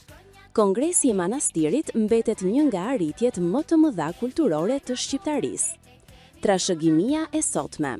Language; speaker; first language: Albanian; native; Albanian